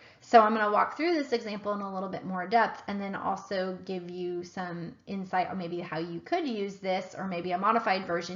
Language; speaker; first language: English; native; English